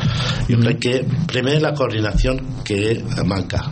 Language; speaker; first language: Catalan; non-native, fluent; Arabic